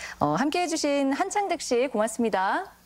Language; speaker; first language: Korean; native; Korean